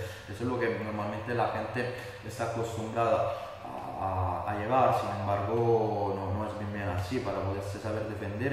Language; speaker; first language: Spanish; non-native, fluent; Italian